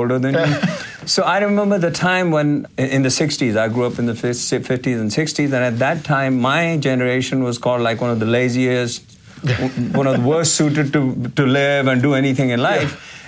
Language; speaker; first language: English; non-native, local second language; Hindi